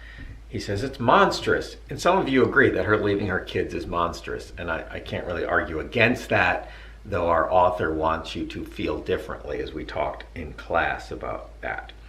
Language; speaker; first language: English; native; English